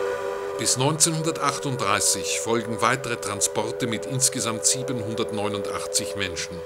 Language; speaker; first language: German; native; German